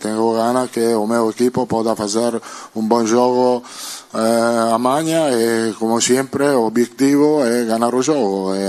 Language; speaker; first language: Spanish; non-native, fluent; Italian